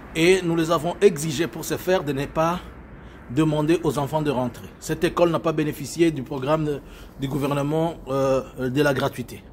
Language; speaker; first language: French; non-native, local second language; Swahili